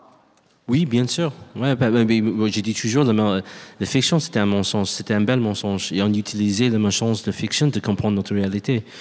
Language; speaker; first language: French; non-native, learner; English